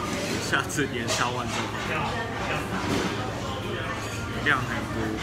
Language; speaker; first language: Chinese; non-native, learner; Japanese